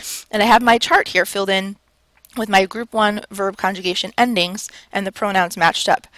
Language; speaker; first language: English; native; English